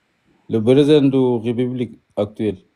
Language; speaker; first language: French; non-native, learner; Arabic